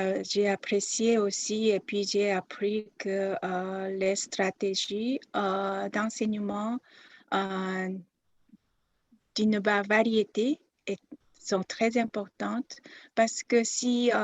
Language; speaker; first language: French; non-native, fluent; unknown